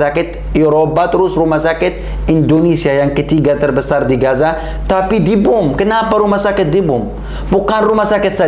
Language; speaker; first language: Indonesian; non-native, learner; Arabic